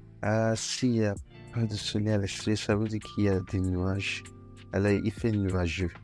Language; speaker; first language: French; non-native, fluent; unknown